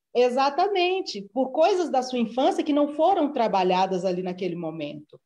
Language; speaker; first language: Portuguese; native; Portuguese